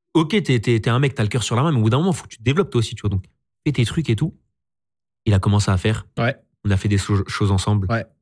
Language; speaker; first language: French; native; French